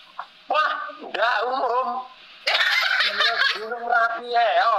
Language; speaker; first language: Indonesian; native; Indonesian